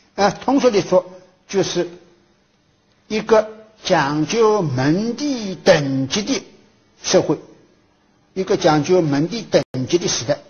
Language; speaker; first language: Chinese; native; Chinese